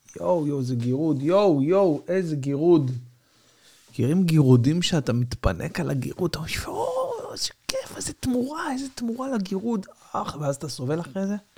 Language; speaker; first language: Hebrew; native; Hebrew